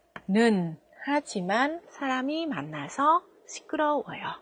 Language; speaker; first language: Korean; non-native, fluent; Vietnamese